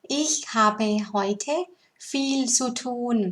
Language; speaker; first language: German; non-native, learner; Thai